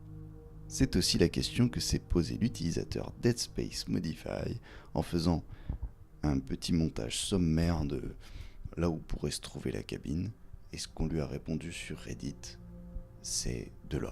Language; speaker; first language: French; native; French